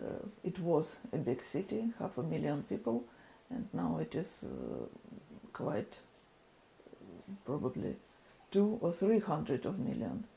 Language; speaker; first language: English; non-native, fluent; Ukrainian